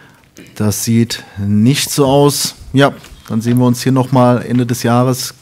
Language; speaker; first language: German; native; German